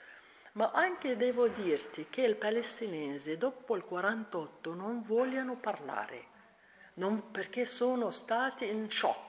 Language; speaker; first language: Italian; non-native, learner; Arabic